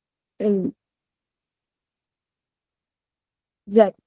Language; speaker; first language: French; non-native, learner; Punjabi